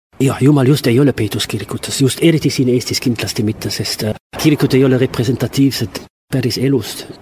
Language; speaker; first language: Estonian; non-native, fluent; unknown